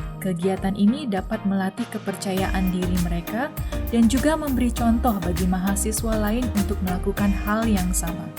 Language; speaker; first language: Indonesian; native; Indonesian